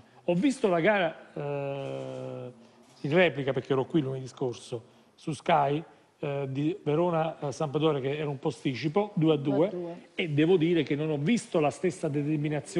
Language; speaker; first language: Italian; native; Italian